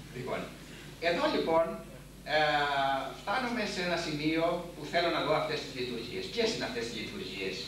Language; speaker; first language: Greek; native; Greek